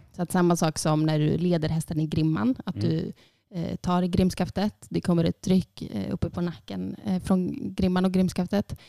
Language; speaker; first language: Swedish; native; Swedish